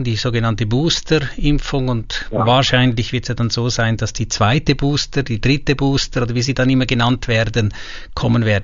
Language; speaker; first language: German; native; German